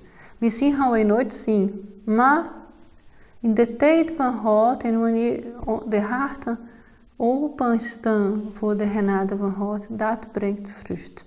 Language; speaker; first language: Dutch; non-native, fluent; Portuguese